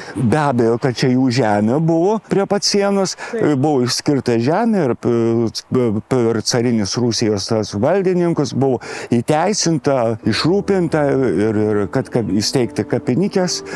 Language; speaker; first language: Lithuanian; native; Lithuanian